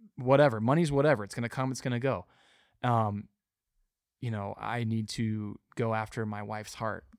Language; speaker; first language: English; native; English